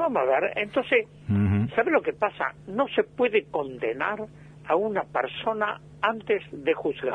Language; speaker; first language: Spanish; native; Spanish